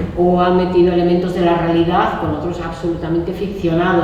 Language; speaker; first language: Spanish; native; Spanish